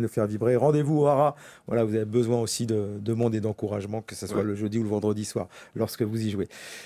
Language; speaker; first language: French; native; French